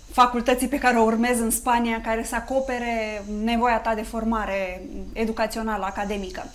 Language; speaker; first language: Romanian; native; Romanian